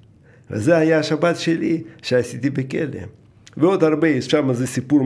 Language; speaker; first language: Hebrew; non-native, fluent; Russian